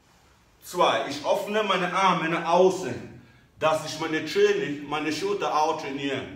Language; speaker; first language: German; non-native, learner; English